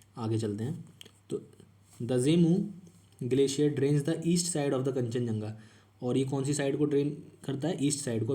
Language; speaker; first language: Hindi; native; Hindi